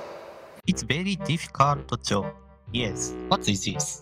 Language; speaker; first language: English; non-native, learner; Japanese